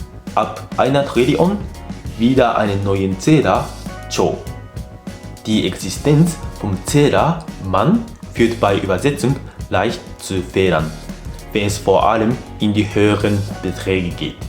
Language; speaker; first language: German; non-native, fluent; Japanese